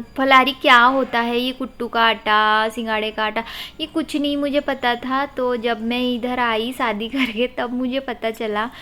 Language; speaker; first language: Hindi; non-native, local second language; Odia